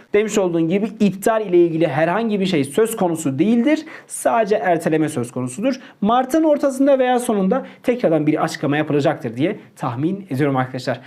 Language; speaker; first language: Turkish; native; Turkish